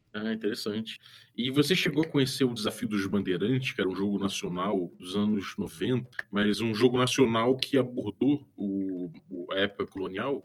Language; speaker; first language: Portuguese; native; Portuguese